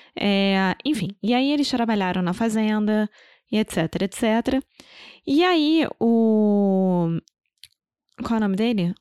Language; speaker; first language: Portuguese; native; Portuguese